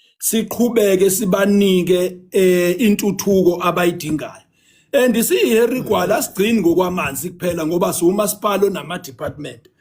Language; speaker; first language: Zulu; native; Zulu